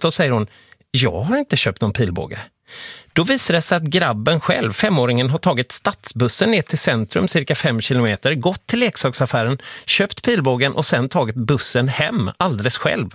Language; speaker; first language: Swedish; native; Swedish